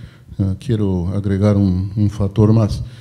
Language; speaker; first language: Spanish; non-native, fluent; Portuguese